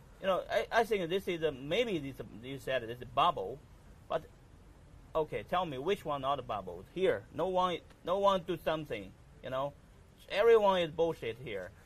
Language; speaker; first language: English; non-native, learner; Chinese